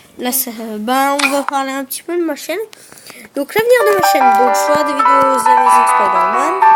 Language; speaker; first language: French; native; French